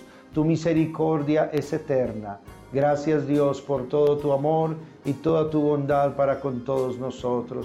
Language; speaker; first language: Spanish; native; Spanish